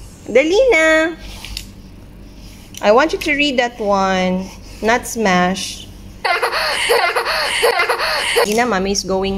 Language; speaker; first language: English; non-native, local second language; Filipino